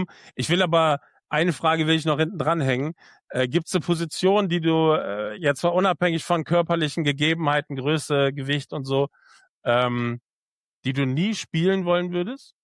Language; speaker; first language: German; native; German